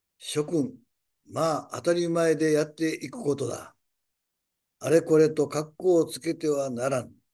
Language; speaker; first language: Japanese; native; Japanese